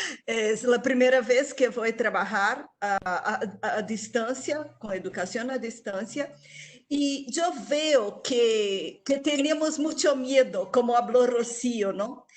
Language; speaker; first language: Spanish; non-native, local second language; Portuguese